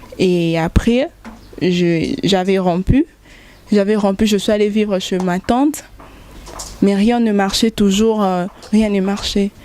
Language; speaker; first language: French; non-native, local second language; Lingala